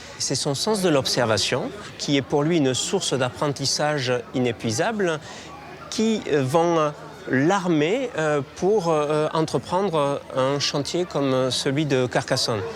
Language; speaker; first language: French; native; French